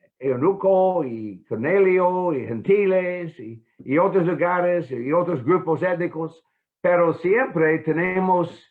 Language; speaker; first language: Spanish; non-native, fluent; English